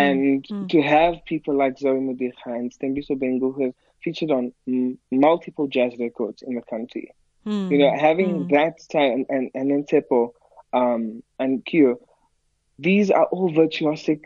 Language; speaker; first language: English; native; English